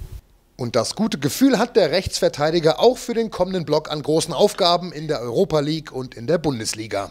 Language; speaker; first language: German; native; German